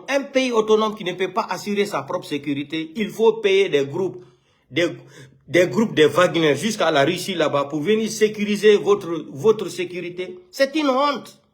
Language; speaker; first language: French; non-native, local second language; Fula